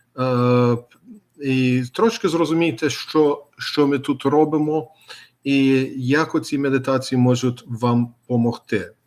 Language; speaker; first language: Ukrainian; early bilingual, heritage; Ukrainian